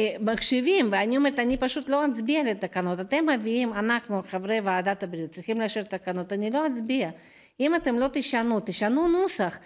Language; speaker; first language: Hebrew; non-native, fluent; Russian